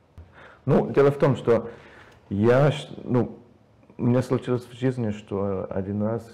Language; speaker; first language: Russian; non-native, learner; English